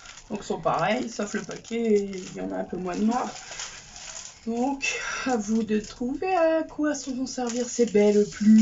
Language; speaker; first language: French; native; French